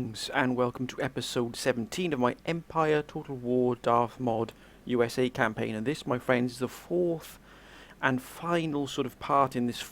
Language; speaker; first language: English; native; English